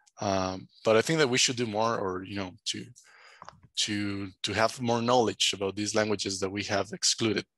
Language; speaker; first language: English; non-native, fluent; Spanish